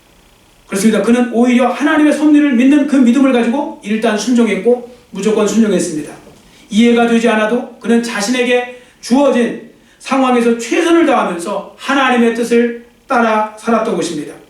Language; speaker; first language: Korean; native; Korean